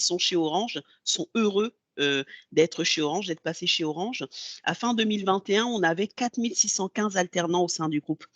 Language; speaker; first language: French; native; French